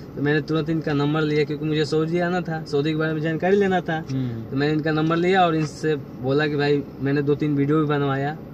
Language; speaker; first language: Hindi; native; Hindi